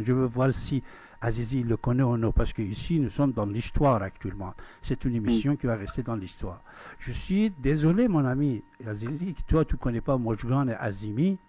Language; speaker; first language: French; non-native, fluent; Persian